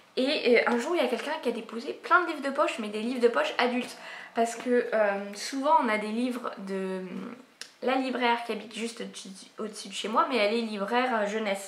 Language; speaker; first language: French; native; French